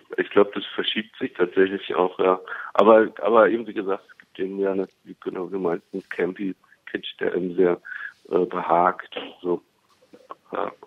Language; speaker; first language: German; native; German